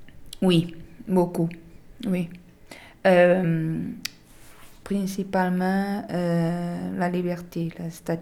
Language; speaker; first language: French; non-native, learner; Portuguese